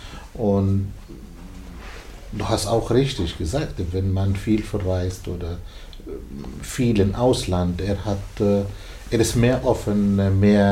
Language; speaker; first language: German; non-native, learner; Arabic